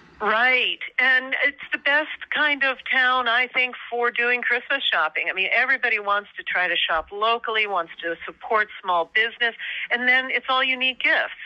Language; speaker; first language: English; native; English